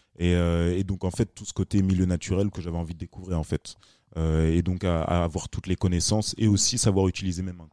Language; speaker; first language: French; native; French